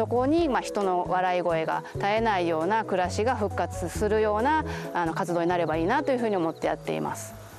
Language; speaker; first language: Japanese; native; Japanese